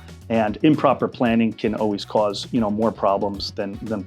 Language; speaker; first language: English; native; English